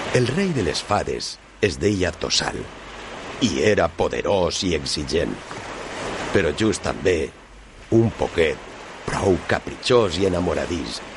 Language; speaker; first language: Catalan; non-native, local second language; Spanish